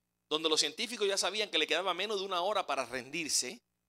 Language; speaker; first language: Spanish; native; Spanish